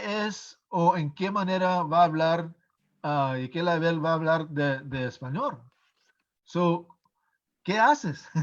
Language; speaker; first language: Spanish; non-native, fluent; English